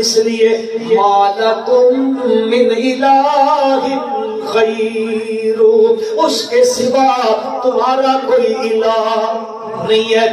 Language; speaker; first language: Urdu; non-native, local second language; Punjabi